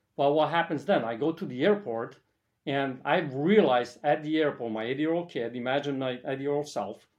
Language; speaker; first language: English; early bilingual, other home language; Polish